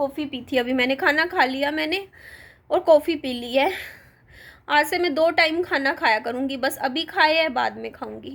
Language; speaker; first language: Hindi; native; Hindi